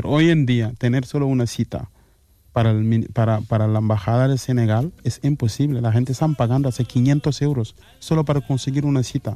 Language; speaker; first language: Spanish; non-native, fluent; Mandingo